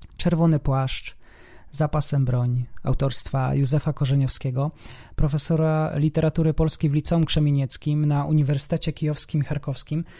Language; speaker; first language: Polish; native; Polish